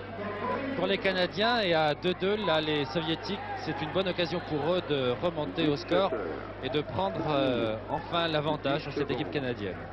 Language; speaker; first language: French; native; French